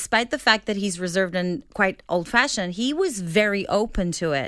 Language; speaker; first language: English; non-native, fluent; Hebrew